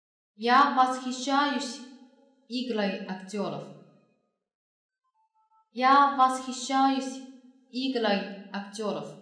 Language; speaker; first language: Russian; non-native, fluent; Chinese